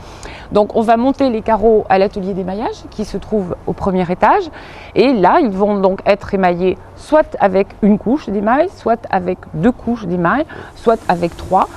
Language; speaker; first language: French; native; French